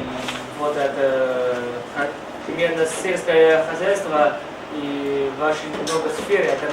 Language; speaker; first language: Russian; non-native, learner; Chinese